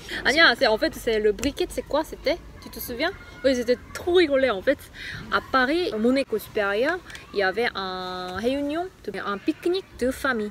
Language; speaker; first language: French; non-native, fluent; Korean